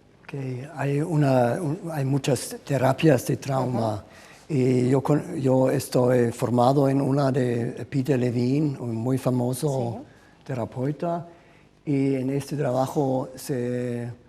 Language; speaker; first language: Spanish; non-native, fluent; German